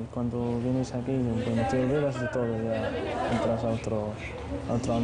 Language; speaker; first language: Spanish; non-native, learner; Arabic